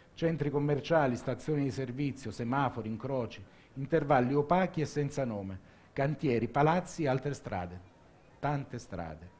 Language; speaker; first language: Italian; native; Italian